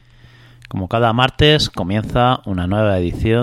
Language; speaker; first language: Spanish; native; Spanish